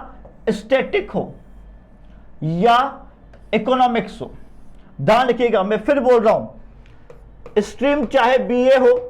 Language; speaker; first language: Hindi; native; Hindi